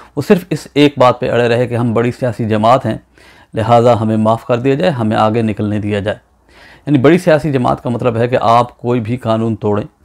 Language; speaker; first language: Urdu; native; Urdu